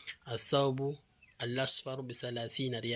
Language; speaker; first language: Arabic; non-native, fluent; Filipino